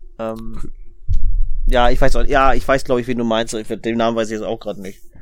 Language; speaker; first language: German; native; German